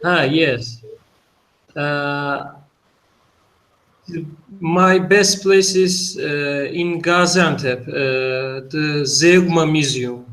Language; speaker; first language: English; non-native, learner; Turkish